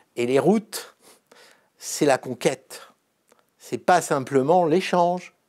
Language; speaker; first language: French; native; French